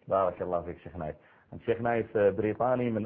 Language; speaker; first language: Arabic; native; Arabic